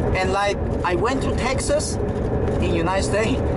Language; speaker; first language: English; non-native, fluent; Chinese